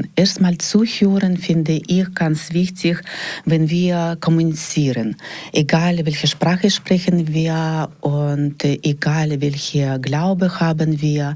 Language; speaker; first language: German; non-native, learner; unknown